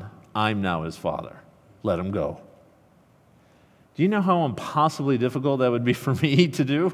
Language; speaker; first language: English; native; English